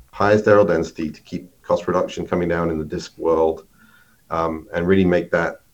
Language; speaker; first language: English; native; English